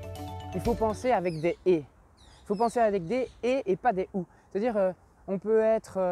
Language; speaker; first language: French; native; French